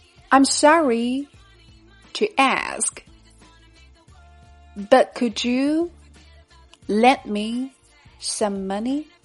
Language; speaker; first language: English; non-native, fluent; Chinese